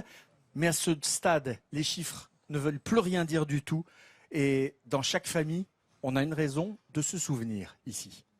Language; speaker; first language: French; native; French